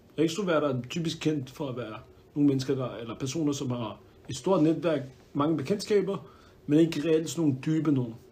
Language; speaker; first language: Danish; early bilingual, other home language; Arabic